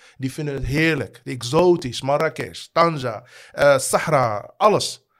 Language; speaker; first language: Dutch; non-native, fluent; Arabic